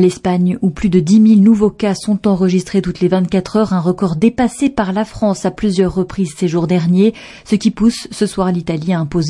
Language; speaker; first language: French; native; French